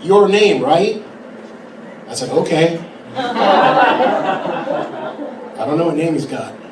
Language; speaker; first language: English; native; English